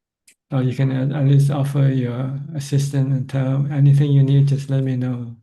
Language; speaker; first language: English; non-native, fluent; Thai